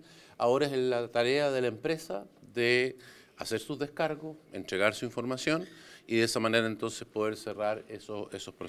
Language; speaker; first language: Spanish; native; Spanish